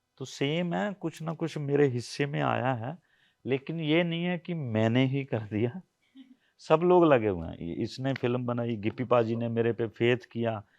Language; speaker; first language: Hindi; non-native, local second language; Punjabi